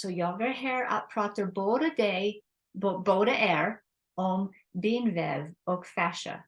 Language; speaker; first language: Swedish; non-native, learner; English